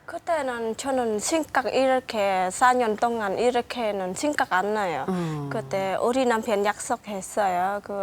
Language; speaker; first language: Korean; non-native, learner; Khmer